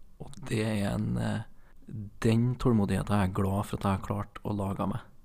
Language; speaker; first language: Norwegian; native; Norwegian